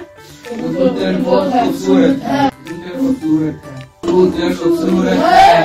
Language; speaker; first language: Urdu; early bilingual, heritage; Urdu